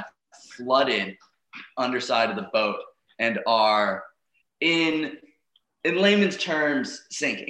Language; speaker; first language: English; native; English